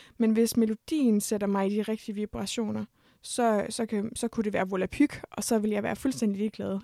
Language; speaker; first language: Danish; native; Danish